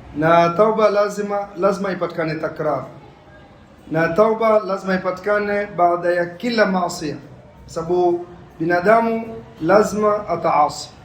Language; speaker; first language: Swahili; native; Swahili